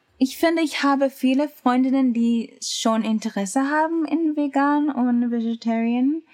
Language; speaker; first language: German; non-native, learner; Japanese